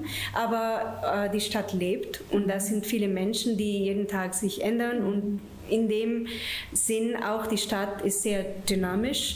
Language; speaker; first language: German; non-native, fluent; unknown